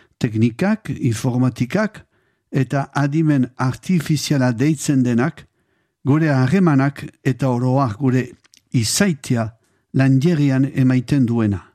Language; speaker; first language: Basque; native; Basque